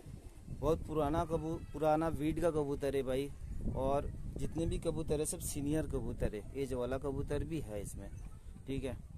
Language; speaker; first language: Hindi; non-native, local second language; Bangla